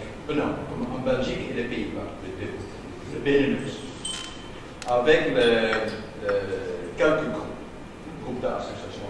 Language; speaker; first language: French; non-native, learner; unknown